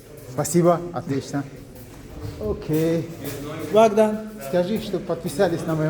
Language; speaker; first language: Russian; non-native, local second language; Tajik